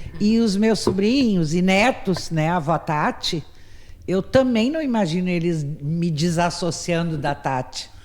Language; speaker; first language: Portuguese; native; Portuguese